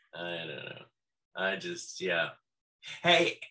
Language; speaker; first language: English; native; English